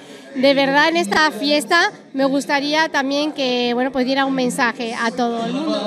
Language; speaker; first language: Spanish; native; Spanish